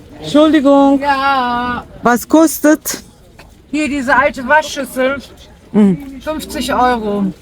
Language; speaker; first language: German; non-native, learner; Turkish